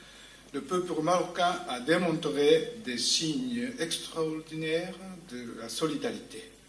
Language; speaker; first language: French; non-native, fluent; Japanese